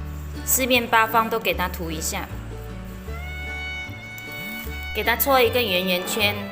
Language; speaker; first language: Chinese; non-native, local second language; Min Nan Chinese